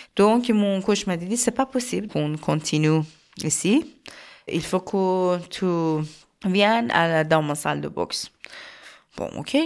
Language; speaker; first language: French; non-native, learner; Persian